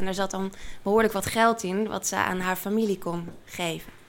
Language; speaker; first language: Dutch; native; Dutch